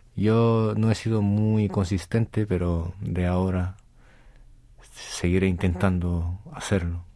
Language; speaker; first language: Spanish; native; Spanish